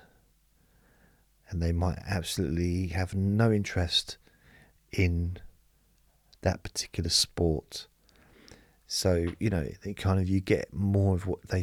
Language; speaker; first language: English; native; English